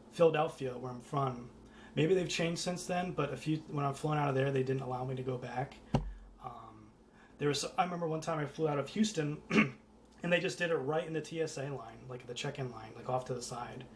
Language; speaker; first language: English; native; English